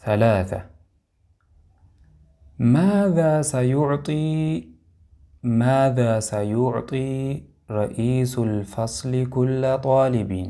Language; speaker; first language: Arabic; non-native, fluent; Amharic